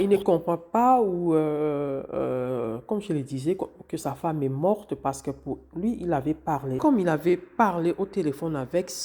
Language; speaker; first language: French; non-native, local second language; Lingala